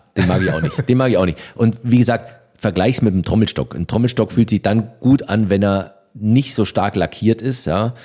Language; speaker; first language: German; native; German